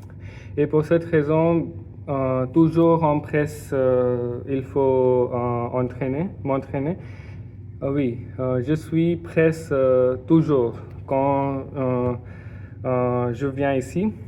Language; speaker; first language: French; non-native, learner; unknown